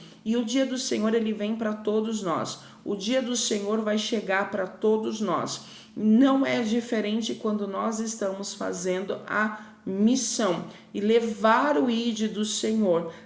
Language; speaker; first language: Portuguese; native; Portuguese